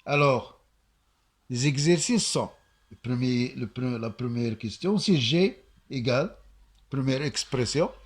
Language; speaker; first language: French; non-native, local second language; Arabic